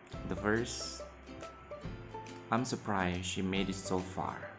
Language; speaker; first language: English; non-native, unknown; Indonesian